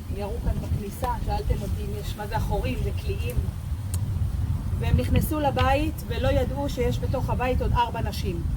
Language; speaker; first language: Hebrew; native; Hebrew